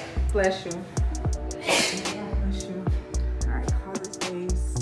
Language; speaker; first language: English; native; English